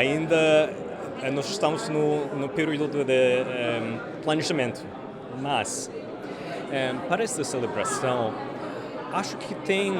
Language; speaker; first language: Portuguese; early bilingual, heritage; English